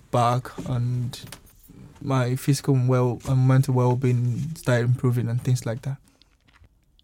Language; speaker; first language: English; non-native, local second language; Yoruba